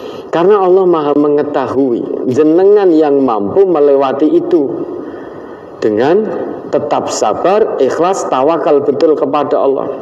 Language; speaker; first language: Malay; non-native, local second language; Javanese